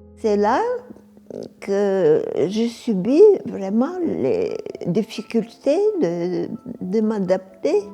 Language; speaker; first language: French; non-native, fluent; Bulgarian